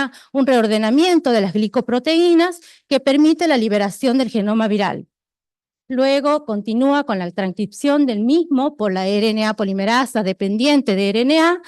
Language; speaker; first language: Spanish; native; Spanish